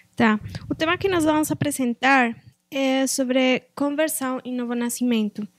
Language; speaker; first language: Portuguese; non-native, fluent; Spanish